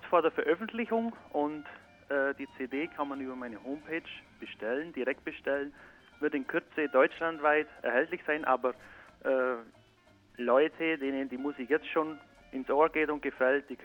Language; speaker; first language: German; native; German